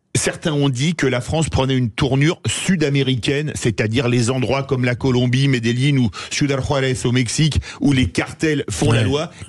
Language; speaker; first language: French; native; French